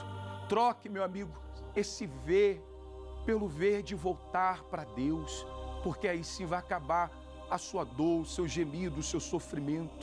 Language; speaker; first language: Portuguese; native; Portuguese